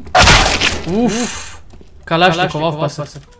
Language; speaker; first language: German; non-native, learner; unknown